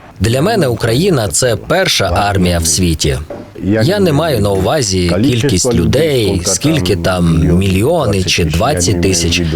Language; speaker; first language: Ukrainian; non-native, fluent; Georgian